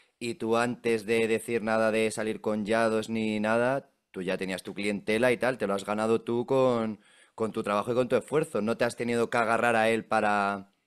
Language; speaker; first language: Spanish; native; Spanish